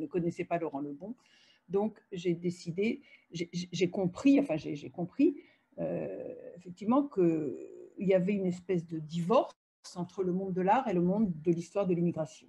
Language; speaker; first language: French; native; French